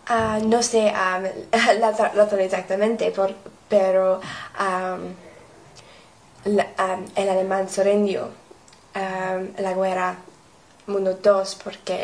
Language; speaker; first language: Spanish; non-native, learner; English